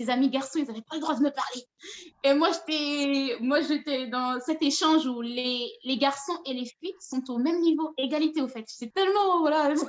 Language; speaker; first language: French; non-native, local second language; Dyula